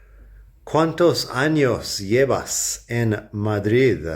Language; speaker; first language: Spanish; non-native, fluent; English